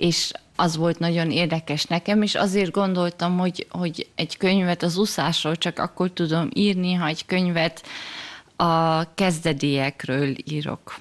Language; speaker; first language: Hungarian; early bilingual, heritage; German